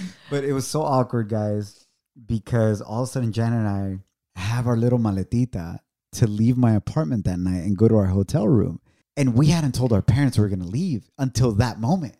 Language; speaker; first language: English; early bilingual, other home language; Spanish